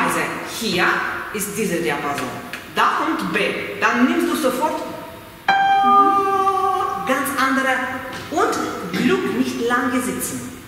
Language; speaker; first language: German; non-native, fluent; Russian